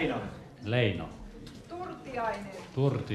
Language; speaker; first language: Finnish; native; Finnish